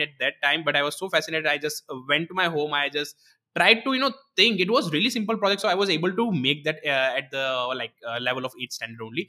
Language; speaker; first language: English; non-native, local second language; Gujarati